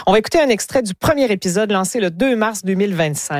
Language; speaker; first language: French; native; French